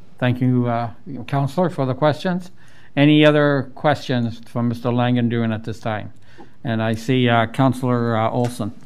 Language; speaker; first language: English; native; English